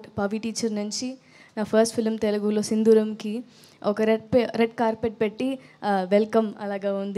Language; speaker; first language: Telugu; non-native, learner; Tamil